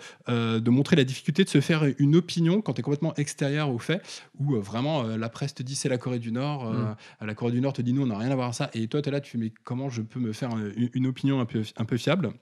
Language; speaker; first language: French; native; French